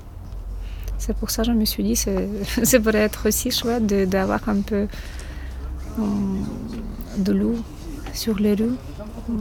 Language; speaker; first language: French; non-native, fluent; Ukrainian